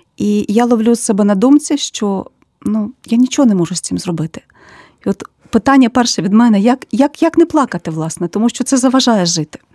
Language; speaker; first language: Ukrainian; native; Ukrainian